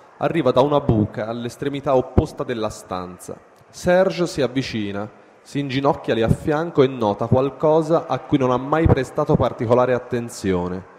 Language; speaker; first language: Italian; native; Italian